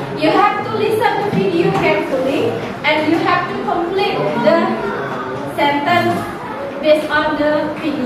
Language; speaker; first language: English; non-native, fluent; Indonesian